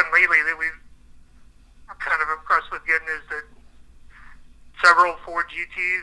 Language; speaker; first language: English; native; English